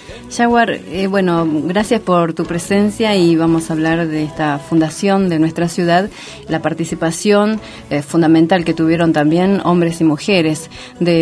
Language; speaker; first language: Spanish; native; Spanish